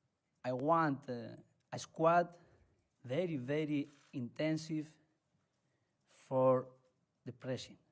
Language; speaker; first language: English; non-native, learner; Spanish